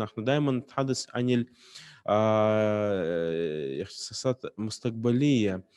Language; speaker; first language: Arabic; non-native, fluent; Russian